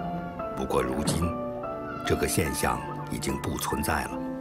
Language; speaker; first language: Chinese; native; Chinese